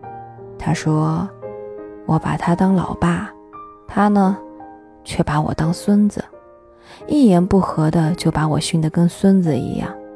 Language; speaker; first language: Chinese; native; Chinese